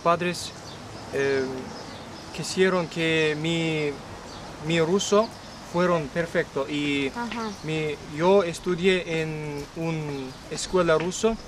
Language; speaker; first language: Spanish; non-native, learner; Kyrgyz